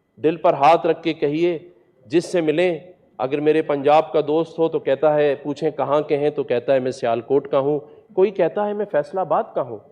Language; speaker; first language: Urdu; native; Urdu